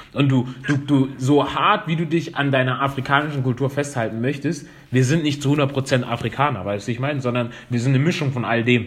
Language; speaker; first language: German; non-native, fluent; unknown